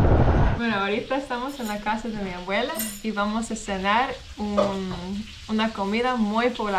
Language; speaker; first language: Spanish; non-native, learner; English